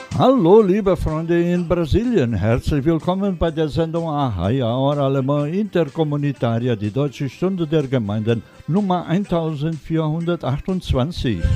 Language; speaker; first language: German; early bilingual, heritage; German